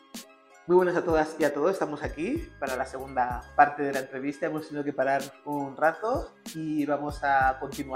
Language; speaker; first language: Spanish; native; Spanish